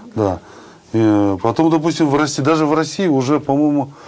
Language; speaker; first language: Russian; non-native, local second language; Kazakh